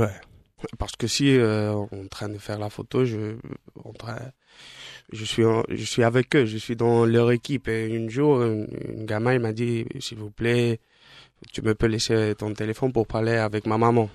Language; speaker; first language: French; non-native, fluent; Spanish